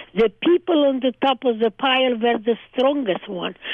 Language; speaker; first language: English; early bilingual, other home language; Hungarian